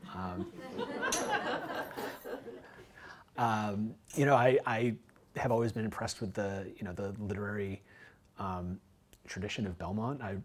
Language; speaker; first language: English; native; English